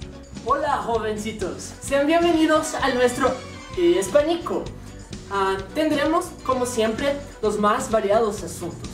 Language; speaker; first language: Spanish; non-native, learner; Portuguese